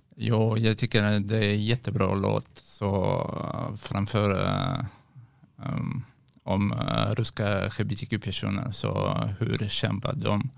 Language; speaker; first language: Swedish; non-native, learner; Russian